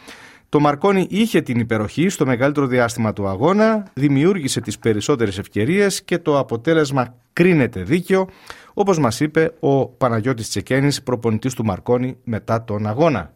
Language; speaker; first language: Greek; native; Greek